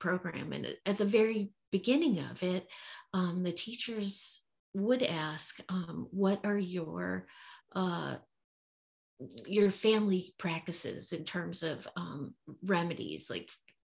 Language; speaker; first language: English; native; English